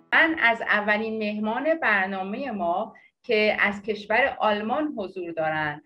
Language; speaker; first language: Persian; native; Persian